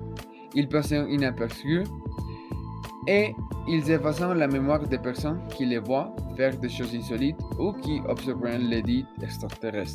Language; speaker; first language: French; non-native, learner; Spanish